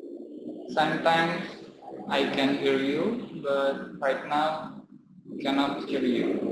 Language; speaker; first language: English; non-native, learner; Indonesian